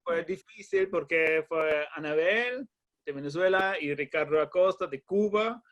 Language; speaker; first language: Spanish; non-native, learner; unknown